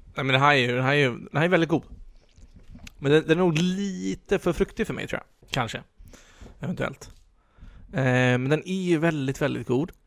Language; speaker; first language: Swedish; native; Swedish